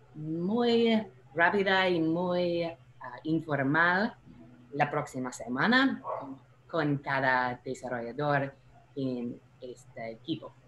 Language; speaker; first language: Spanish; non-native, learner; English